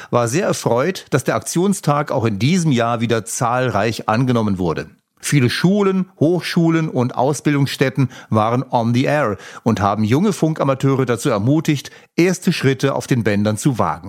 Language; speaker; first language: German; native; German